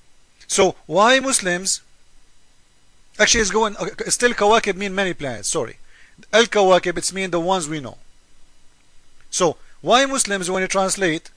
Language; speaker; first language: English; non-native, fluent; Arabic